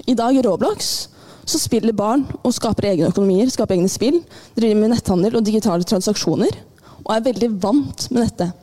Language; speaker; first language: Norwegian; early bilingual, other home language; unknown